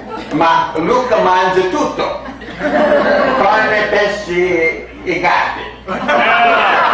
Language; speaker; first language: Italian; non-native, learner; English